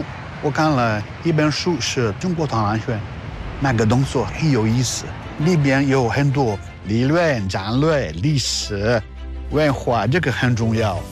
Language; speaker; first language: Chinese; non-native, learner; Italian